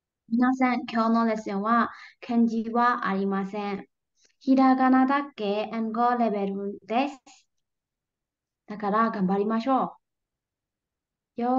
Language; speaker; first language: Japanese; non-native, learner; Burmese